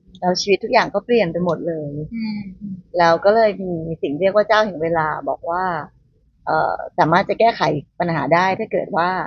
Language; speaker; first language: Thai; native; Thai